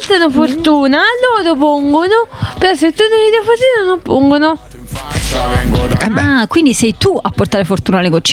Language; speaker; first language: Italian; native; Italian